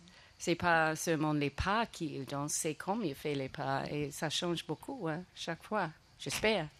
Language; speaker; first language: French; non-native, fluent; English